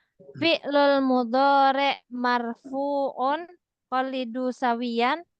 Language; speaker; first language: Arabic; non-native, fluent; Indonesian